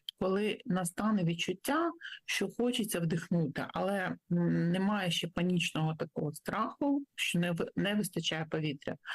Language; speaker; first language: Ukrainian; native; Ukrainian